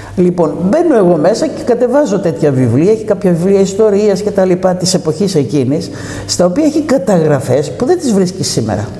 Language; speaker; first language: Greek; native; Greek